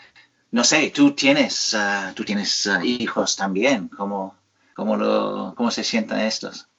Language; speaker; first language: Spanish; non-native, fluent; English